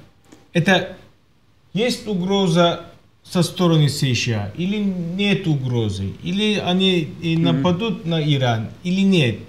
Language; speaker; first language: Russian; non-native, fluent; Turkish